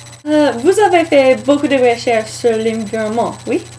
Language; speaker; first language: French; non-native, learner; English